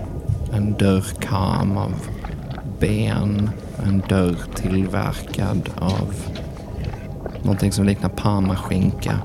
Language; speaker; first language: Swedish; native; Swedish